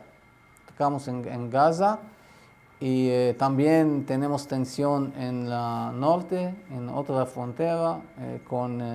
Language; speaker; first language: Spanish; non-native, learner; Arabic